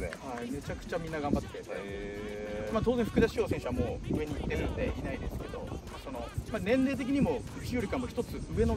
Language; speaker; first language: Japanese; native; Japanese